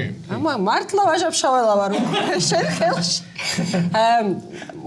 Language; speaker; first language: Georgian; non-native, fluent; Russian